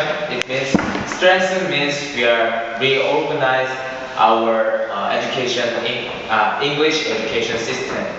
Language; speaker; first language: English; non-native, learner; Korean